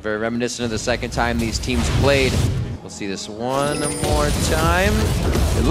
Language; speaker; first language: English; native; English